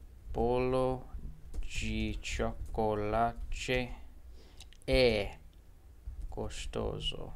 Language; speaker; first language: Portuguese; non-native, learner; English